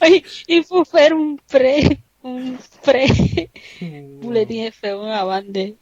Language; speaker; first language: French; non-native, fluent; Spanish